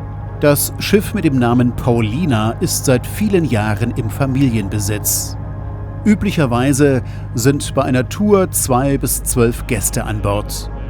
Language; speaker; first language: German; native; German